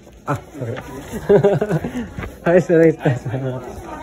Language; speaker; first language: Japanese; non-native, learner; Indonesian